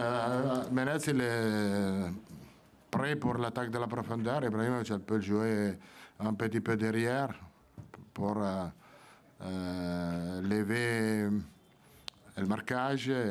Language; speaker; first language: French; non-native, fluent; Italian